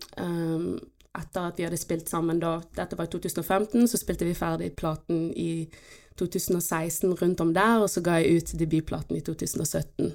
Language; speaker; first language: Norwegian; early bilingual, other home language; Portuguese